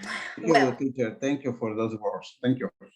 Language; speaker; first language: English; non-native, learner; Spanish